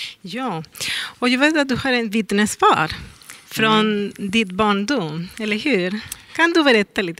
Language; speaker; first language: Swedish; non-native, learner; Spanish